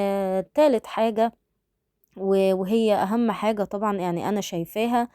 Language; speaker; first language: Arabic; native; Arabic